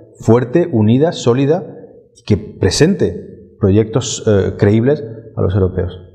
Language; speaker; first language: Spanish; native; Spanish